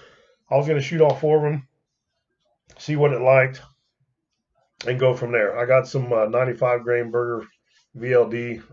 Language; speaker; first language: English; native; English